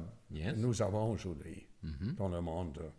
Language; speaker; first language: French; non-native, learner; Swedish